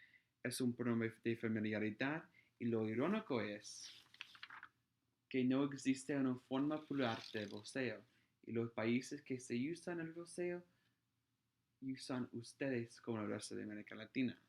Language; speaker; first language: Spanish; non-native, fluent; English